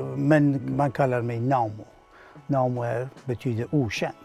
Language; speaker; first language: Swedish; non-native, fluent; Persian